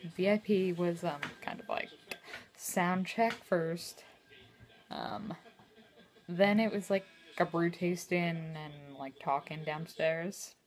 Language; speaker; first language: English; native; English